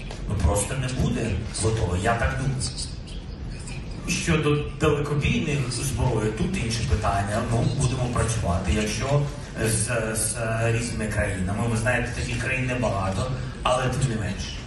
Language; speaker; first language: Ukrainian; non-native, local second language; Russian